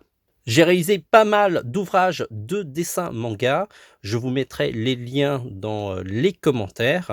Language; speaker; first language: French; native; French